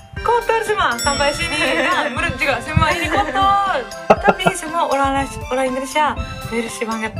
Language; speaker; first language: Indonesian; non-native, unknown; Japanese